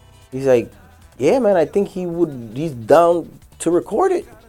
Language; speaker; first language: English; early bilingual, other home language; Spanish